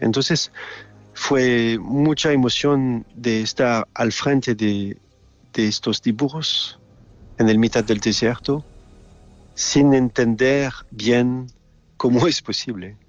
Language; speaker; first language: Spanish; non-native, learner; French